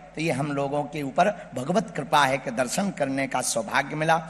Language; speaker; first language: Hindi; native; Hindi